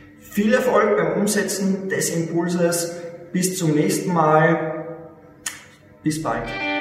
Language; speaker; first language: German; native; German